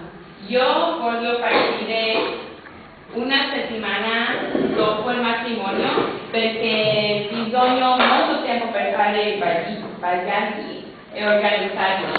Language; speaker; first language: Italian; non-native, learner; English